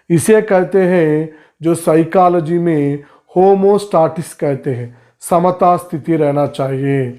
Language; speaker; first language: Hindi; non-native, local second language; Telugu